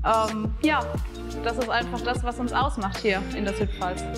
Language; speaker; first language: German; native; German